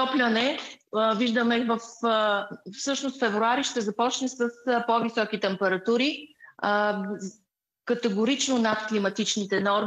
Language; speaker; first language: Bulgarian; native; Bulgarian